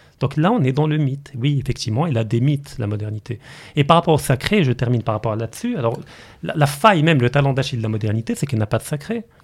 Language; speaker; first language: French; non-native, local second language; Arabic